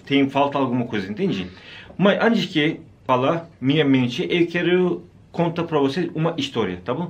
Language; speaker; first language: Portuguese; non-native, learner; Turkish